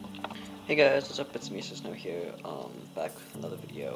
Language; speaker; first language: English; native; English